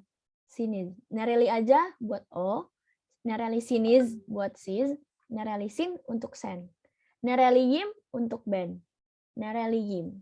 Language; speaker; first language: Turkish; non-native, learner; Indonesian